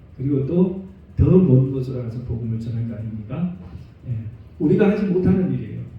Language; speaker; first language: Korean; native; Korean